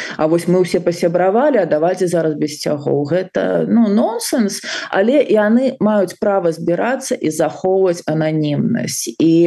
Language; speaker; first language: Belarusian; non-native, local second language; Russian